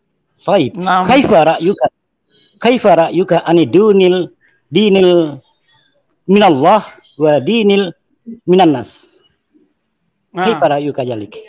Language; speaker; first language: Arabic; non-native, learner; Indonesian